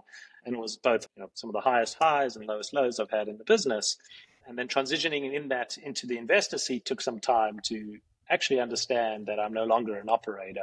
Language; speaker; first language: English; native; English